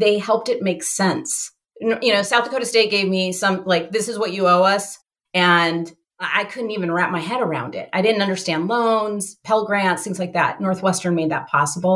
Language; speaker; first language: English; native; English